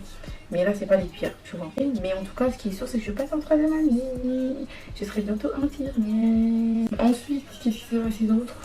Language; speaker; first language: French; native; French